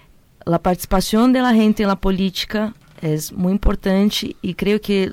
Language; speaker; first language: Spanish; non-native, learner; Portuguese